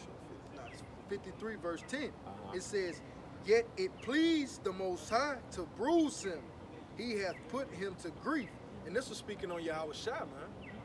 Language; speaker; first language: English; native; English